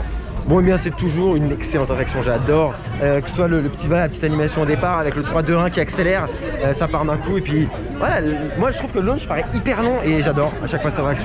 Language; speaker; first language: French; native; French